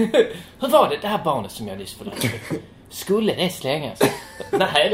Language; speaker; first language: Swedish; native; Swedish